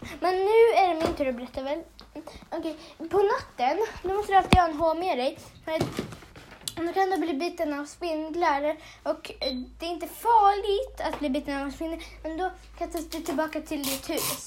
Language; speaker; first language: Swedish; native; Swedish